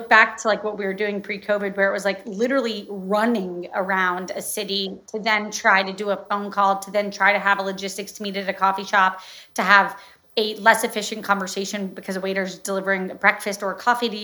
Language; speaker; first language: English; native; English